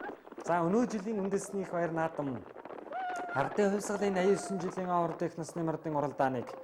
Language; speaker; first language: Mongolian; native; Mongolian